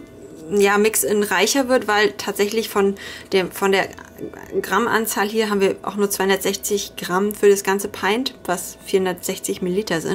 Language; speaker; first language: German; native; German